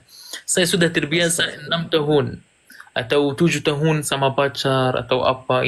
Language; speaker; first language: Indonesian; non-native, fluent; Arabic